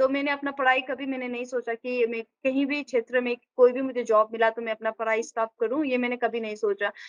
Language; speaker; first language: Hindi; non-native, local second language; Nepali